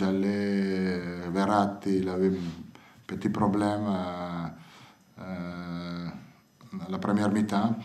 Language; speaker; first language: French; non-native, fluent; Italian